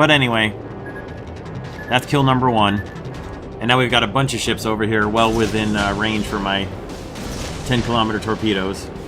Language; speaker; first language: English; native; English